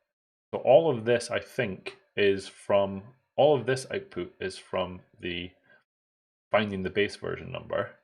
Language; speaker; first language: English; native; English